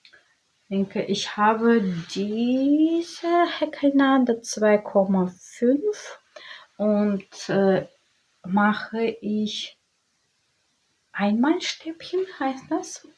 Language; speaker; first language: German; non-native, learner; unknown